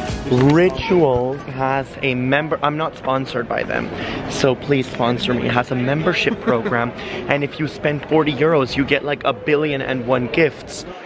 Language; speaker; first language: English; native; English